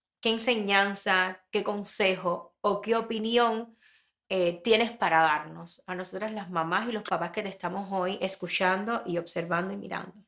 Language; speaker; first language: Spanish; native; Spanish